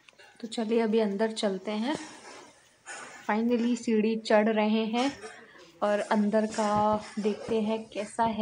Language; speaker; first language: Hindi; native; Hindi